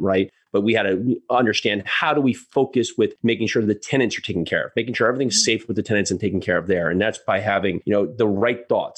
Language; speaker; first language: English; native; English